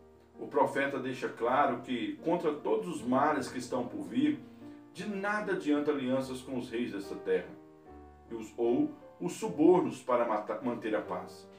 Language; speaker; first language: Portuguese; native; Portuguese